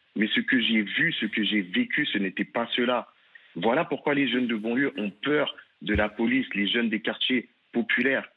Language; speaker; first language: French; native; French